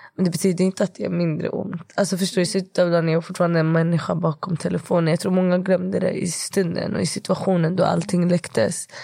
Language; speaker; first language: Swedish; early bilingual, other home language; Kurdish